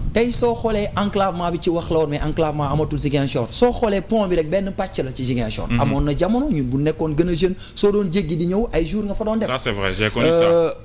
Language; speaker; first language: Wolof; non-native, local second language; Jola-Fonyi